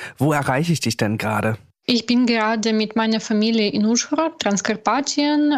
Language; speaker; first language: German; non-native, learner; Ukrainian